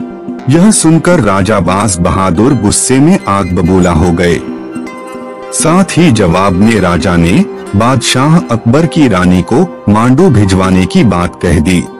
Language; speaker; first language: Hindi; native; Hindi